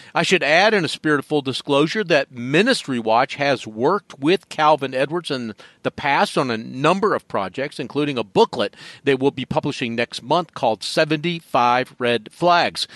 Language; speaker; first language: English; native; English